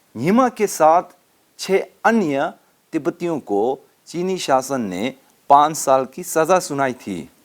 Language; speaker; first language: Hindi; non-native, local second language; Tibetan